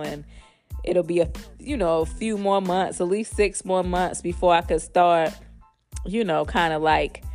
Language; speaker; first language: English; native; English